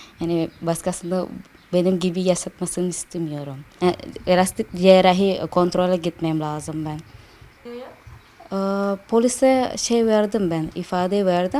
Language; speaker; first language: Turkish; non-native, fluent; Indonesian